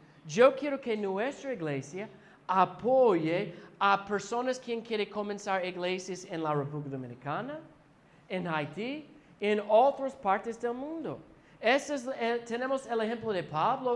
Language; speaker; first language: Spanish; non-native, fluent; English